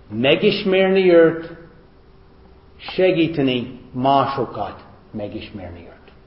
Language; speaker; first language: Hungarian; non-native, fluent; English